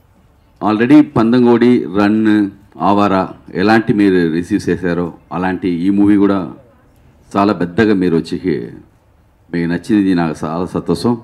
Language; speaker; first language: Telugu; non-native, local second language; Tamil